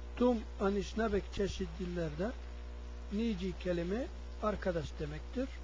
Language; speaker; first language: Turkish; non-native, learner; English